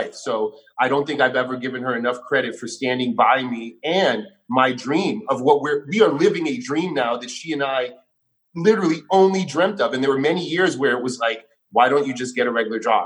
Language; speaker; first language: English; native; English